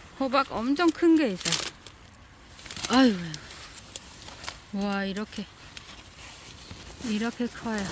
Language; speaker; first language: Korean; non-native, learner; Vietnamese